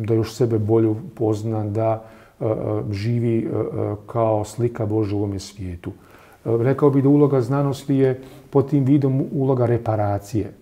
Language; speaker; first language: Croatian; native; Croatian